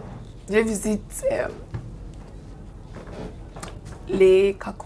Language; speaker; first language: French; non-native, learner; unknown